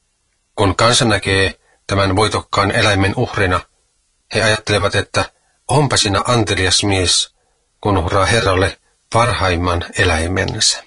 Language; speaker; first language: Finnish; native; Finnish